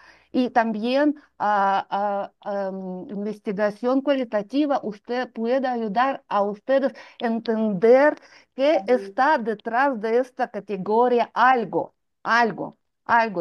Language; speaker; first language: Spanish; non-native, fluent; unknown